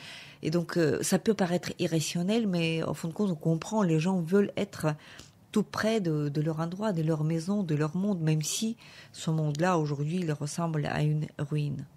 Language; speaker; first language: French; non-native, fluent; Ukrainian